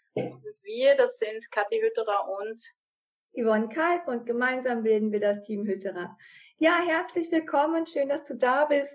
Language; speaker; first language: German; native; German